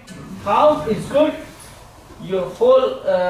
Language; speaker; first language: English; non-native, learner; Hindi